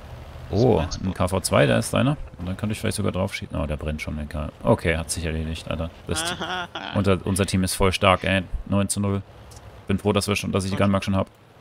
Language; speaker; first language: German; native; German